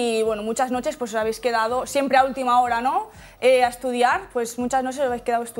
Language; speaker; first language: Spanish; native; Spanish